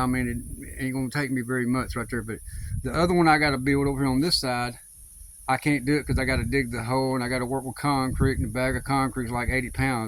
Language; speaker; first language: English; native; English